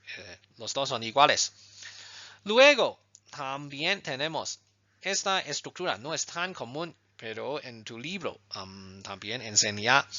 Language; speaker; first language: Spanish; non-native, fluent; Chinese